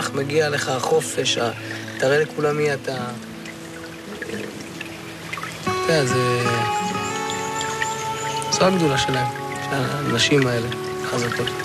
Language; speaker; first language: Hebrew; native; Hebrew